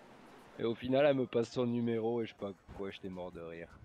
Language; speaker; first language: French; native; French